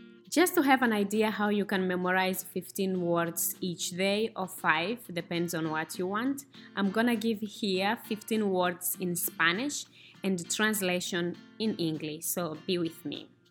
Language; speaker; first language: English; non-native, fluent; Spanish